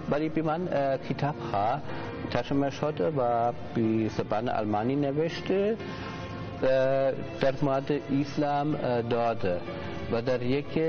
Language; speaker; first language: Persian; non-native, learner; German